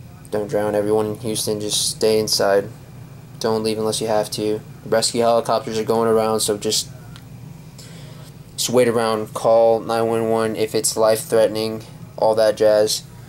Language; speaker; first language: English; early bilingual, other home language; Spanish